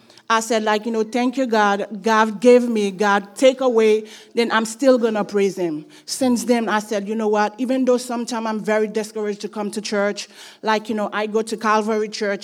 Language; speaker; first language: English; non-native, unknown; Haitian Creole